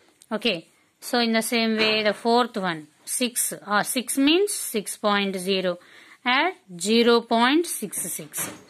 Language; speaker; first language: English; non-native, local second language; Telugu